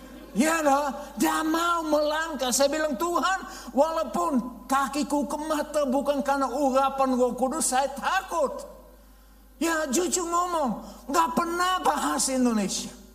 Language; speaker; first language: Indonesian; non-native, fluent; Dutch